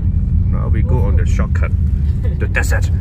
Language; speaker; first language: English; non-native, learner; Cantonese